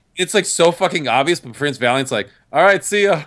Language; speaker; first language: English; native; English